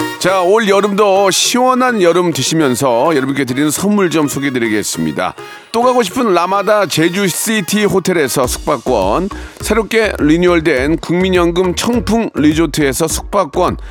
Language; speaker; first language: Korean; native; Korean